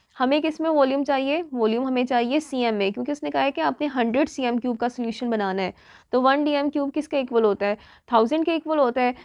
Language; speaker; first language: Urdu; non-native, local second language; Punjabi